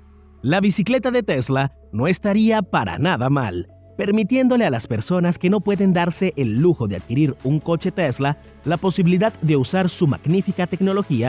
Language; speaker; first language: Spanish; native; Spanish